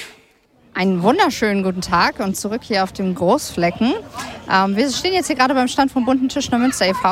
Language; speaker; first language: German; native; German